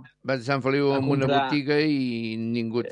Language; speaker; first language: Catalan; native; Catalan